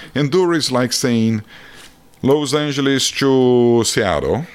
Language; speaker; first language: English; non-native, fluent; Portuguese